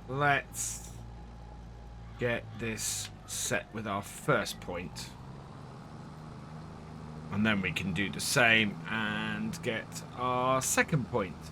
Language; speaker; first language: English; native; English